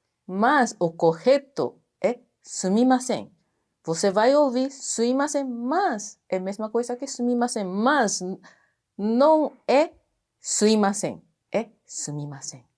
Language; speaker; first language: Portuguese; non-native, fluent; Japanese